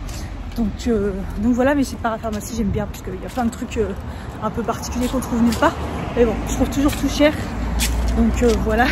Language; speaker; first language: French; native; French